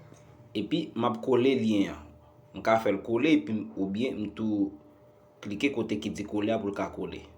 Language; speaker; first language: French; non-native, learner; Haitian Creole